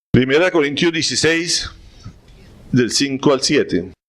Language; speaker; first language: Spanish; native; Spanish